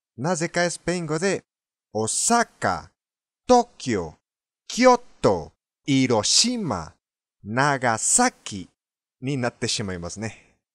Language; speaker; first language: Japanese; non-native, fluent; Spanish